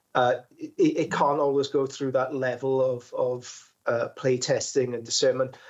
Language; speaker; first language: English; native; English